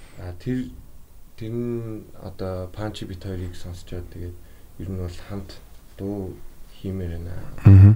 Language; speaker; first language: Mongolian; early bilingual, heritage; Mongolian